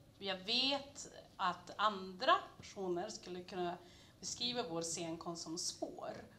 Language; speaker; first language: Swedish; native; Swedish